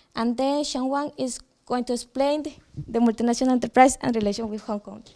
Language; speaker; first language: English; non-native, fluent; Ukrainian